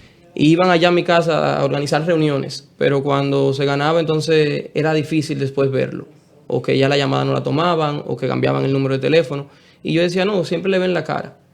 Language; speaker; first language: Spanish; native; Spanish